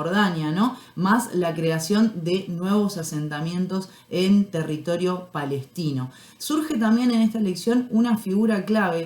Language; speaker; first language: Spanish; native; Spanish